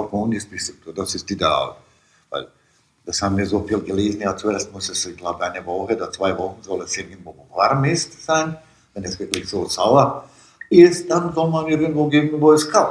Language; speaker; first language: German; non-native, fluent; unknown